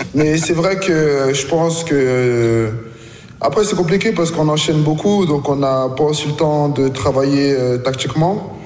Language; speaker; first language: French; native; French